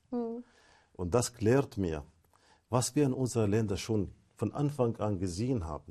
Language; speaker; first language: German; non-native, fluent; Arabic